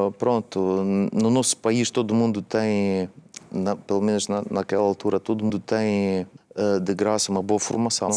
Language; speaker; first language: Portuguese; non-native, fluent; Russian